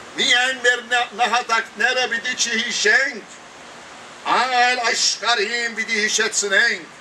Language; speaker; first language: Armenian; early bilingual, heritage; Armenian